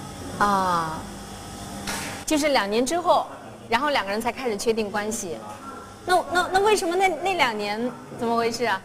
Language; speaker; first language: Chinese; native; Chinese